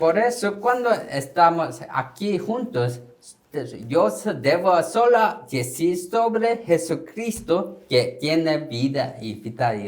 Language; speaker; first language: Spanish; non-native, learner; Korean